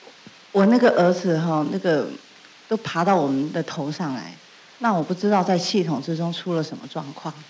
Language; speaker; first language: Chinese; native; Chinese